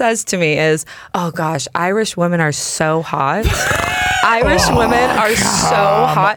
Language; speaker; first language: English; native; English